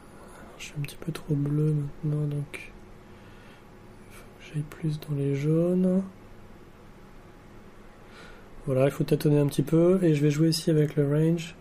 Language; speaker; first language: French; native; French